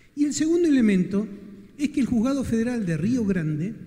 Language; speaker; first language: Spanish; native; Spanish